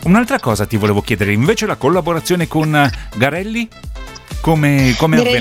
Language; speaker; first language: Italian; native; Italian